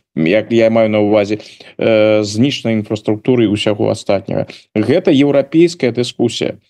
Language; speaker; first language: Belarusian; native; Belarusian